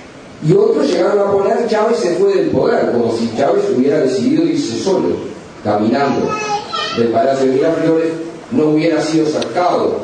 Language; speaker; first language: Spanish; native; Spanish